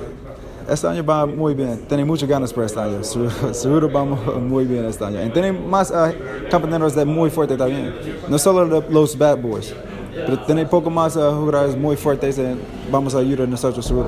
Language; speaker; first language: Spanish; non-native, learner; English